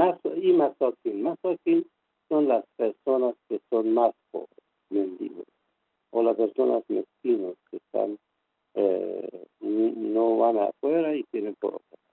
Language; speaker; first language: Spanish; non-native, fluent; Persian